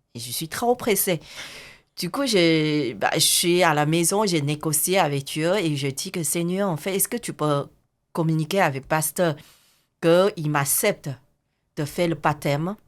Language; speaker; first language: French; non-native, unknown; Chinese